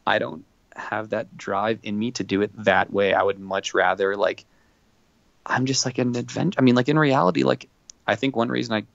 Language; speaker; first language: English; native; English